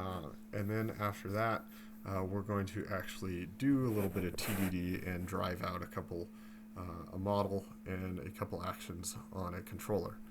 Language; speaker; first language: English; native; English